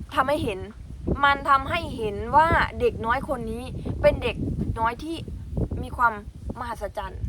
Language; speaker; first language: Thai; non-native, local second language; Northeastern Thai